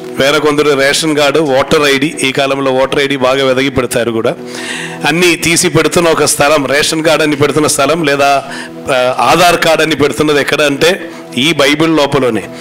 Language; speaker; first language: Telugu; non-native, fluent; Malayalam